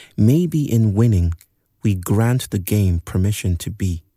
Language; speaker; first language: English; non-native, local second language; Yoruba